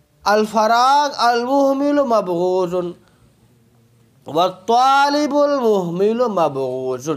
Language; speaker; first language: Arabic; non-native, learner; Urdu